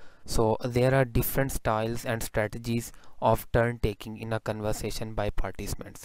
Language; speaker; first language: English; non-native, local second language; Urdu